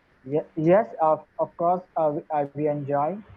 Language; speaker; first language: English; non-native, learner; Hindi